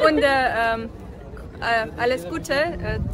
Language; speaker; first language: German; non-native, learner; Georgian